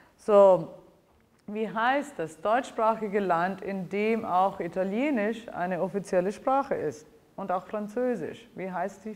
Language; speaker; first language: German; non-native, fluent; English